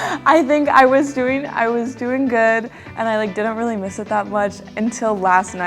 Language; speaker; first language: English; native; English